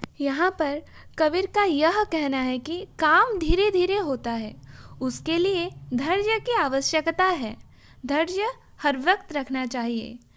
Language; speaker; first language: Hindi; non-native, local second language; Odia